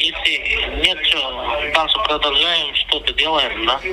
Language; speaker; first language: Russian; non-native, learner; Turkmen